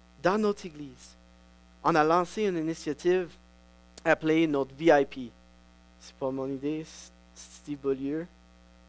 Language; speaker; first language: French; non-native, local second language; English